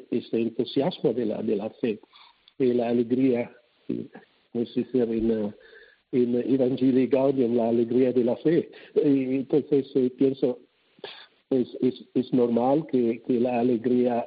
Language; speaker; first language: Spanish; non-native, fluent; Cebuano